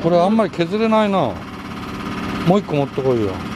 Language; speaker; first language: Japanese; native; Japanese